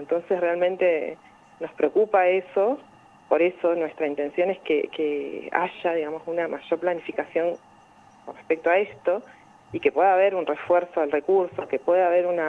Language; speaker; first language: Spanish; native; Spanish